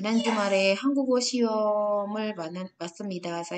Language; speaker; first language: Korean; non-native, fluent; Indonesian